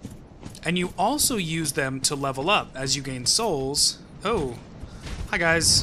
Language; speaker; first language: English; native; English